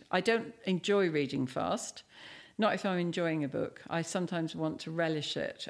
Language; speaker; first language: English; native; English